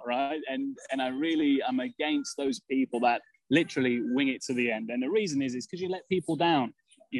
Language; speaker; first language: English; native; English